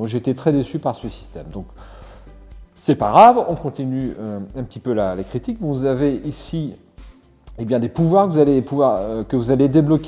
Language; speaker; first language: French; native; French